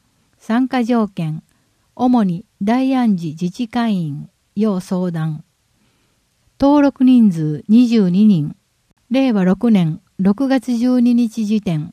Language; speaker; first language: Japanese; native; Japanese